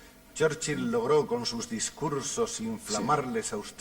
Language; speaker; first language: Spanish; native; Spanish